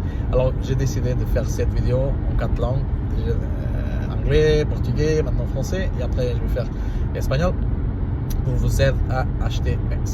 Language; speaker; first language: French; non-native, learner; Portuguese